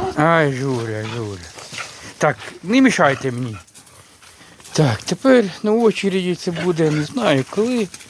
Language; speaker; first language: Ukrainian; native; Ukrainian